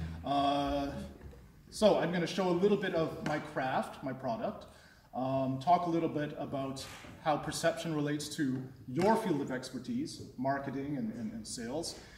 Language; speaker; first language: English; native; English